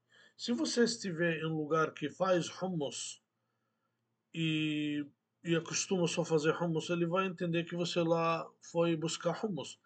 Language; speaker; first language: Portuguese; non-native, fluent; Arabic